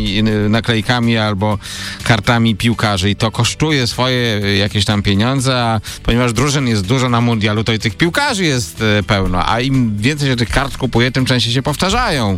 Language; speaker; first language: Polish; native; Polish